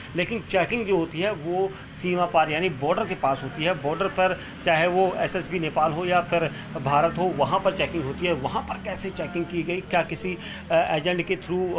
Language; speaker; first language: Hindi; native; Hindi